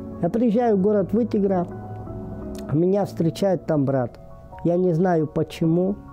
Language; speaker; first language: Russian; native; Russian